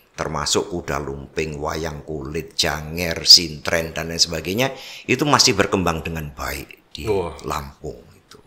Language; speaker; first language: Indonesian; non-native, local second language; Javanese